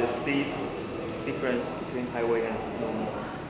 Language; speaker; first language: English; non-native, learner; Chinese